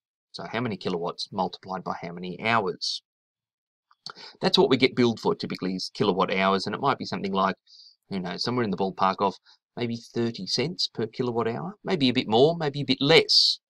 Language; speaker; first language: English; native; English